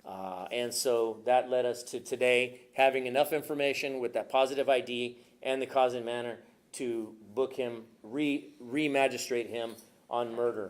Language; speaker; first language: English; native; English